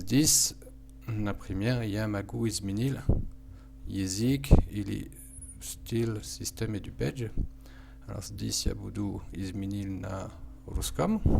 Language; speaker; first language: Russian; non-native, learner; French